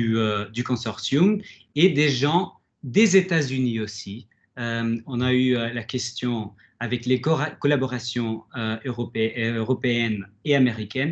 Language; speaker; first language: French; non-native, fluent; Portuguese